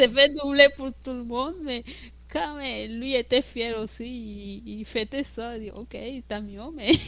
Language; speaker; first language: French; non-native, fluent; Spanish